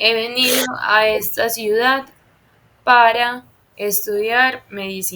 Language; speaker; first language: Spanish; non-native, fluent; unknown